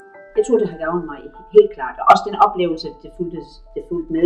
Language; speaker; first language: Danish; non-native, fluent; English